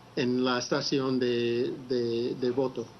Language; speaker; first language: Spanish; non-native, fluent; English